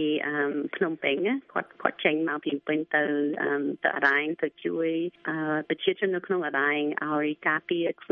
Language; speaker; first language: Khmer; early bilingual, heritage; Khmer